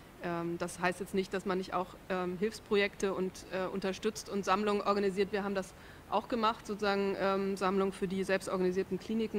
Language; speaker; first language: German; native; German